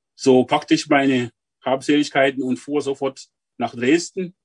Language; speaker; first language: German; non-native, fluent; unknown